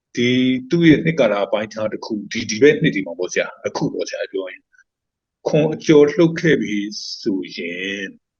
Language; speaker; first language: Burmese; native; Burmese